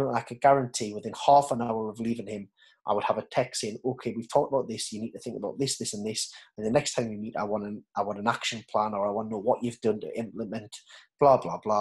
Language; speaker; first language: English; native; English